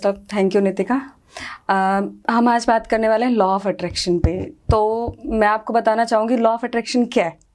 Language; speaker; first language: Hindi; native; Hindi